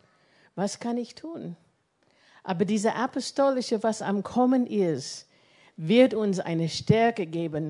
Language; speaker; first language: German; non-native, fluent; English